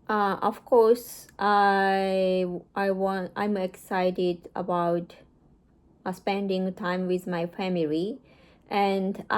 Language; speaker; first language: English; non-native, learner; Japanese